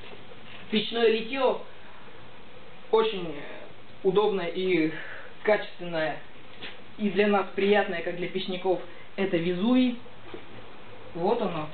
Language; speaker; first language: Russian; native; Russian